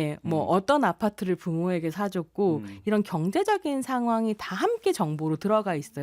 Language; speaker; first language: Korean; native; Korean